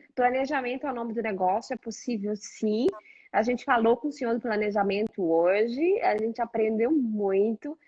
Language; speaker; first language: Portuguese; native; Portuguese